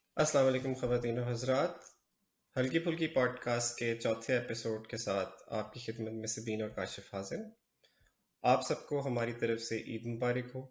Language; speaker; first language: Urdu; native; Urdu